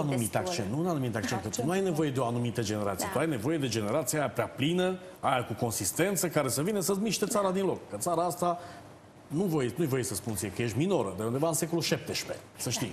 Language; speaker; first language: Romanian; native; Romanian